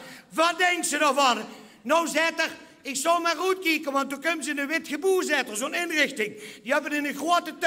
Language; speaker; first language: Dutch; non-native, local second language; Limburgish